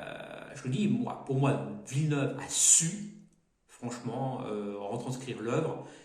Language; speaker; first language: French; native; French